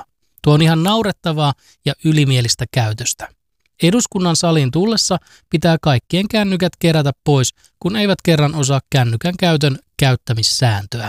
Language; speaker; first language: Finnish; native; Finnish